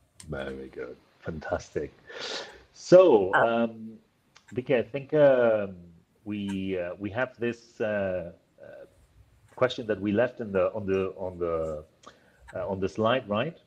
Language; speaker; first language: English; non-native, fluent; Spanish